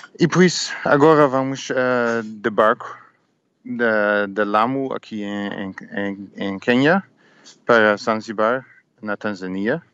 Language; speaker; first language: Portuguese; non-native, learner; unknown